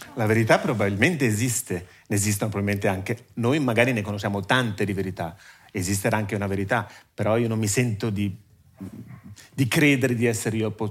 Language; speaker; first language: Italian; native; Italian